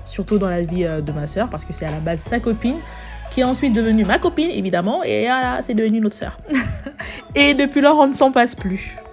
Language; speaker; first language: French; native; French